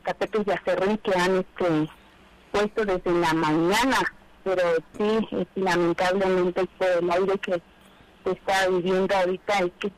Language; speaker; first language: Spanish; native; Spanish